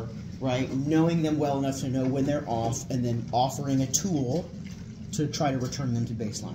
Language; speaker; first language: English; native; English